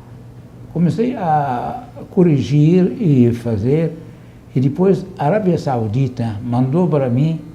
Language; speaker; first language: Portuguese; non-native, fluent; Arabic